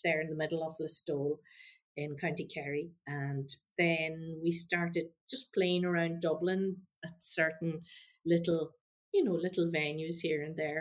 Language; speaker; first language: English; native; English